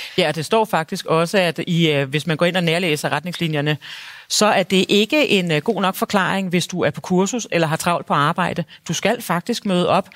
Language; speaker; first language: Danish; native; Danish